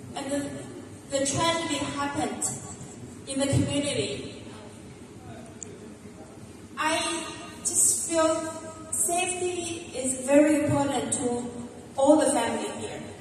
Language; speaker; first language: English; non-native, fluent; Chinese